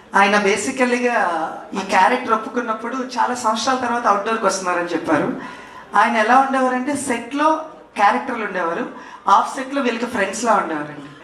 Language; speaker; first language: Telugu; native; Telugu